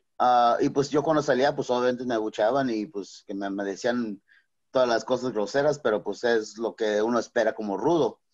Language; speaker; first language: Spanish; native; Spanish